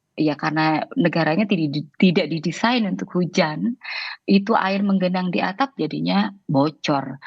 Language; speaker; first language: Indonesian; native; Indonesian